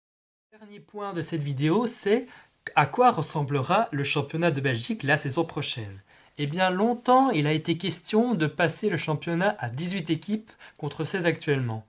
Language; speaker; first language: French; native; French